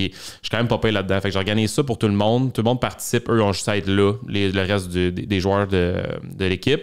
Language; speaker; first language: French; native; French